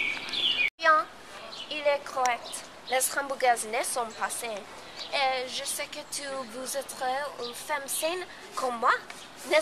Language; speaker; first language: French; non-native, learner; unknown